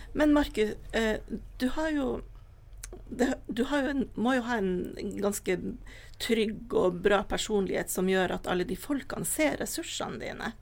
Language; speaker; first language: Norwegian; native; Norwegian